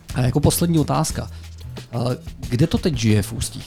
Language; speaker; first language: Czech; native; Czech